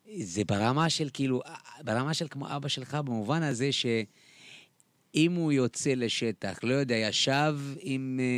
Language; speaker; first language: Hebrew; early bilingual, other home language; Amharic